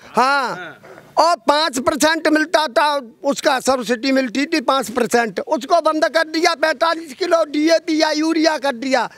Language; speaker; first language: Hindi; native; Hindi